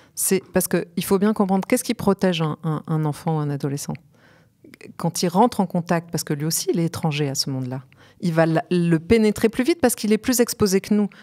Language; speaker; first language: French; native; French